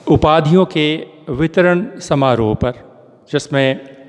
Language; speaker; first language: Hindi; native; Hindi